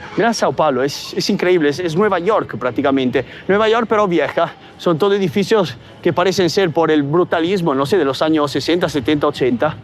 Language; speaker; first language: Spanish; non-native, fluent; Italian